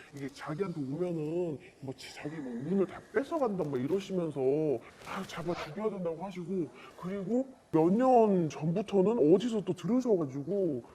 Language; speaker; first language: Korean; native; Korean